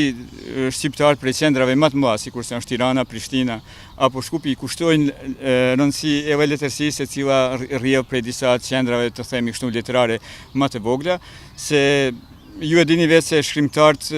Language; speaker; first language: Albanian; native; Albanian